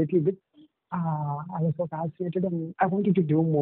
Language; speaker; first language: English; non-native, local second language; Telugu